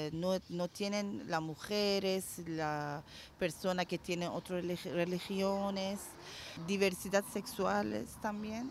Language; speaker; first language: Spanish; non-native, learner; Persian